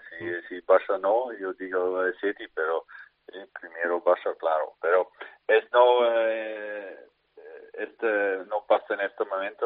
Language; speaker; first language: Spanish; non-native, fluent; Dutch